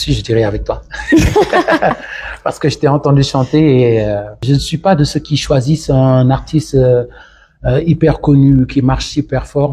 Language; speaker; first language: French; non-native, local second language; Wolof